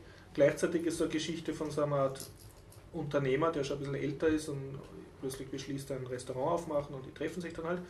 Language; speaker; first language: German; native; German